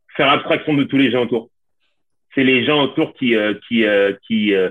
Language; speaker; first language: French; native; French